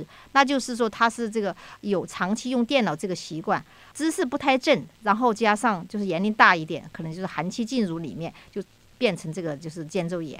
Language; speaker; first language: Chinese; native; Chinese